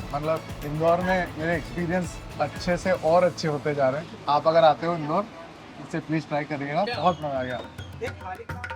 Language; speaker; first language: Hindi; native; Hindi